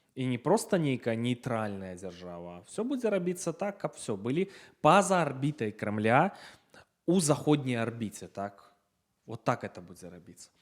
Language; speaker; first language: Belarusian; non-native, local second language; Russian